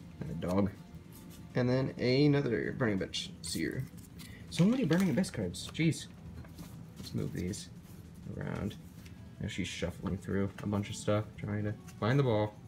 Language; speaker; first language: English; native; English